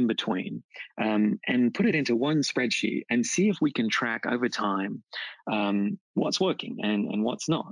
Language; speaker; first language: English; native; English